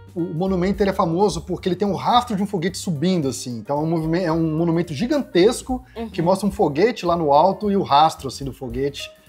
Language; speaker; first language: Portuguese; native; Portuguese